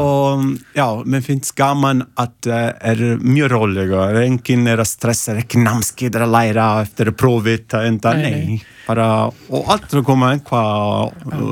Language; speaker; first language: Icelandic; non-native, learner; Italian